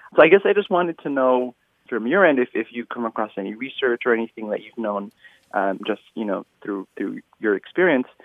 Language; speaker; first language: English; native; English